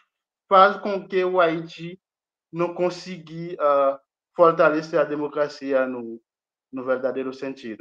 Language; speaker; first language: Portuguese; non-native, fluent; Haitian Creole